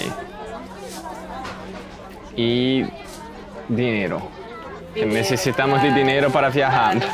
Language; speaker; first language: Spanish; non-native, learner; Portuguese